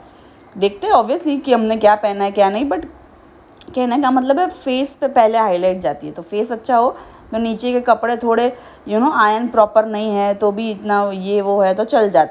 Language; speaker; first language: Hindi; native; Hindi